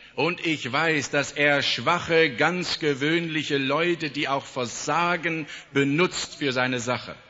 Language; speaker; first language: German; native; German